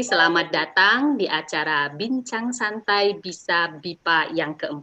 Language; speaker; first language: Indonesian; native; Indonesian